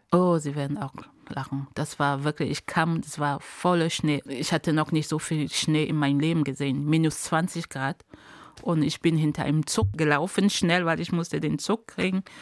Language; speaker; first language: German; non-native, fluent; Ghomala